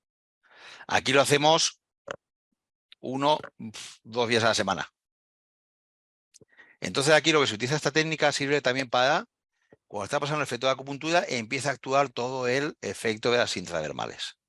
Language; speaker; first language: Spanish; native; Spanish